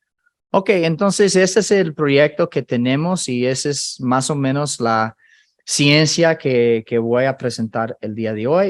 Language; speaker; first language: Spanish; non-native, fluent; English